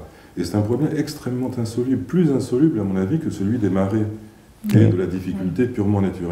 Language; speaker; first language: French; native; French